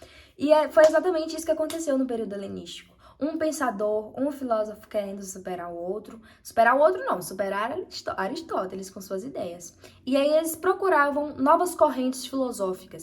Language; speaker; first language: Portuguese; native; Portuguese